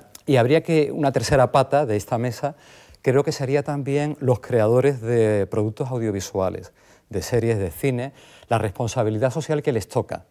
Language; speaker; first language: Spanish; native; Spanish